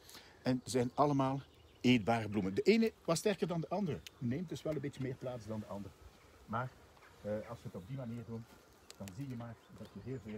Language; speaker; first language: Dutch; native; Dutch